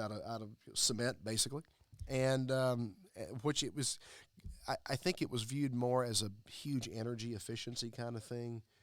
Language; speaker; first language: English; native; English